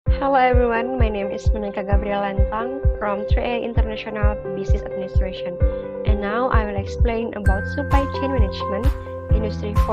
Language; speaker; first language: English; non-native, learner; Indonesian